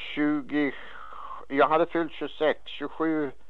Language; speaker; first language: Swedish; native; Swedish